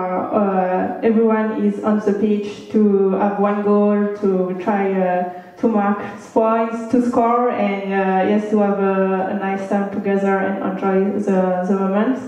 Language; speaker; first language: English; non-native, fluent; French